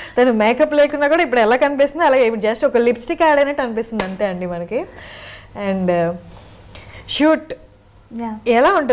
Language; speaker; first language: Telugu; native; Telugu